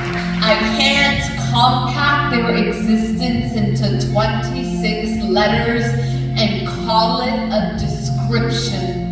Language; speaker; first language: English; early bilingual, other home language; Punjabi